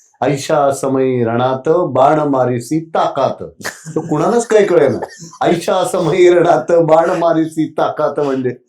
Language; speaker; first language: Marathi; native; Marathi